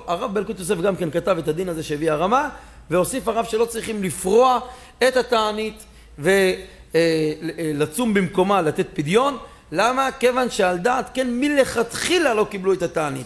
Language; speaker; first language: Hebrew; native; Hebrew